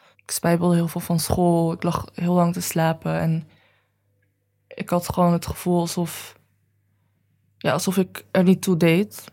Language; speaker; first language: Dutch; early bilingual, other home language; Chinese